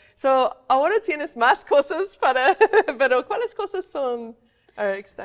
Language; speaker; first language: Spanish; non-native, fluent; English